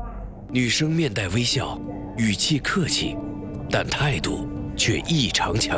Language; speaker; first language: Chinese; native; Chinese